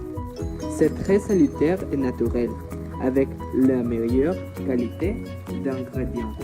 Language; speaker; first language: French; non-native, learner; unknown